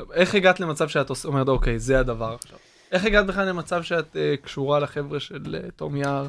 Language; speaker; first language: Hebrew; native; Hebrew